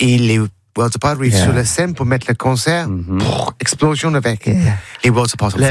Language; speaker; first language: French; non-native, learner; English